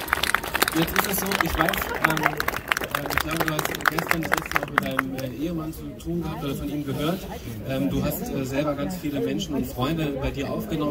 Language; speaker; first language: German; native; German